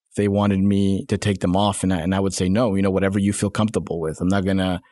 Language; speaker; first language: English; native; English